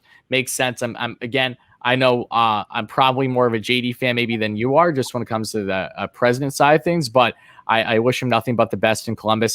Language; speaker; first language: English; native; English